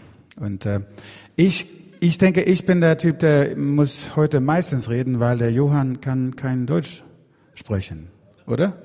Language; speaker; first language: German; non-native, fluent; Swedish